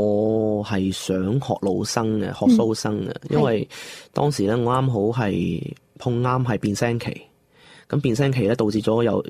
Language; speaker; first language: Cantonese; non-native, local second language; Chinese